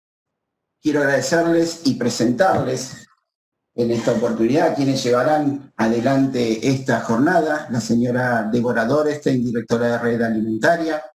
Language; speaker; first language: Spanish; native; Spanish